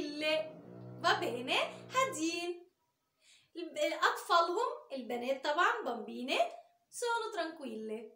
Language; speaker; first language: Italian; non-native, fluent; Arabic